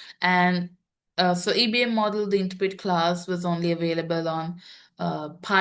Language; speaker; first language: English; non-native, local second language; Sinhala